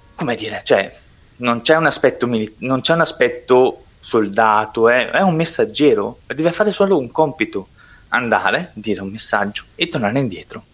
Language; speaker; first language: Italian; non-native, local second language; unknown